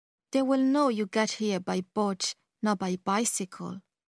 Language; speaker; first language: English; early bilingual, other home language; Kongo